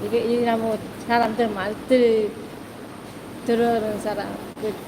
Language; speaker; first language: Korean; non-native, learner; Vietnamese